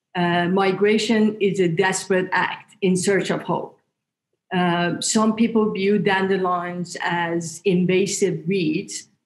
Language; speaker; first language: English; non-native, fluent; Persian